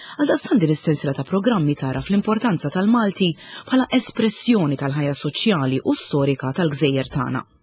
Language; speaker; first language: Maltese; native; Maltese